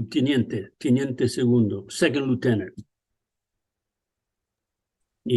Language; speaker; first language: Spanish; early bilingual, other home language; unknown